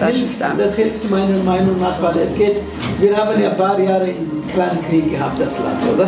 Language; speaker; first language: German; non-native, fluent; Somali